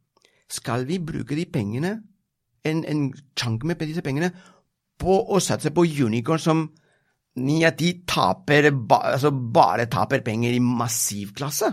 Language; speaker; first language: Norwegian; non-native, fluent; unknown